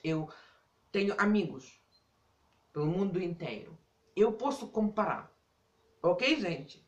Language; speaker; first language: Portuguese; non-native, fluent; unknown